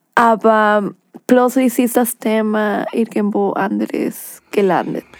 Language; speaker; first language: German; non-native, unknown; Spanish